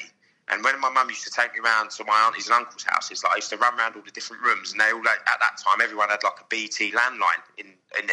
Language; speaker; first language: English; native; English